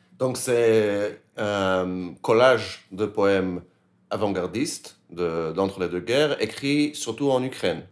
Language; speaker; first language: French; native; French